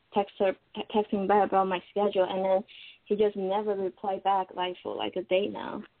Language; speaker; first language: English; non-native, fluent; Chinese